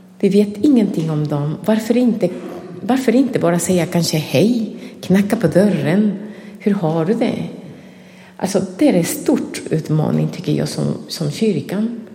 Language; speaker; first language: Swedish; non-native, fluent; Spanish